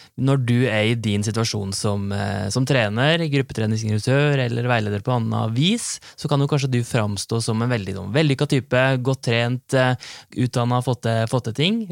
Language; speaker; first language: Norwegian; native; Norwegian